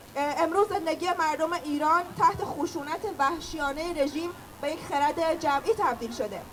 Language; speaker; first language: Persian; native; Persian